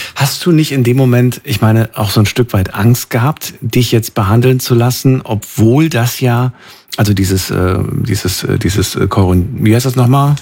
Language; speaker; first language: German; native; German